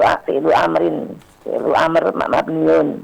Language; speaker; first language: Arabic; non-native, learner; Indonesian